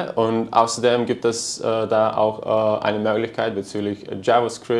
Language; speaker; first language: German; non-native, learner; Lithuanian